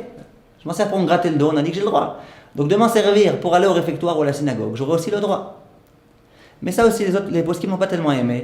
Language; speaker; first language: French; native; French